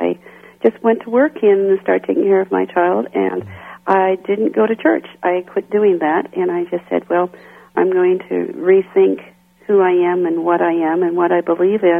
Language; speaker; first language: English; native; English